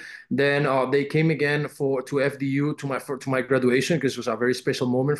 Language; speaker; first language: English; non-native, fluent; Spanish